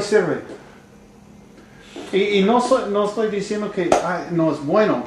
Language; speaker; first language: Spanish; non-native, learner; English